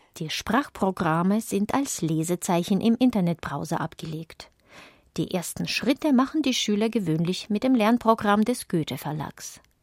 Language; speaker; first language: German; native; German